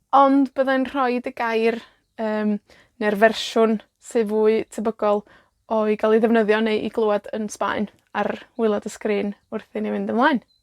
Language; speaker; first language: Welsh; native; Welsh